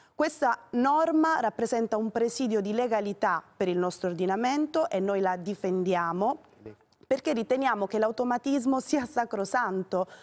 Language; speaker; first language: Italian; native; Italian